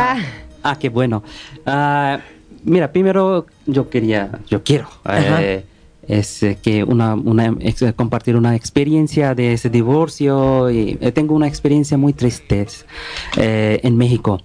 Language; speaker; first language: Spanish; non-native, learner; Bangla